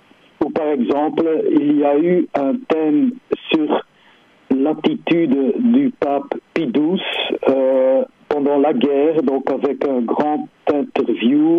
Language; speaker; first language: French; non-native, fluent; Dutch